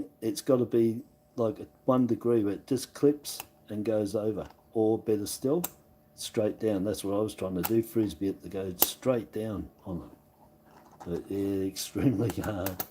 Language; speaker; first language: English; native; English